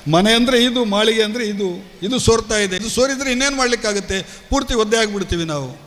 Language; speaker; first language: Kannada; non-native, local second language; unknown